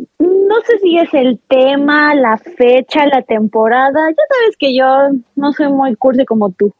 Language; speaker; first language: Spanish; native; Spanish